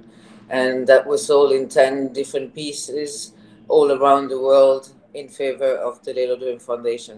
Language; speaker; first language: English; non-native, fluent; French